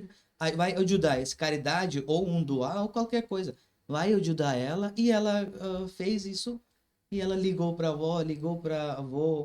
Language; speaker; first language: Portuguese; non-native, learner; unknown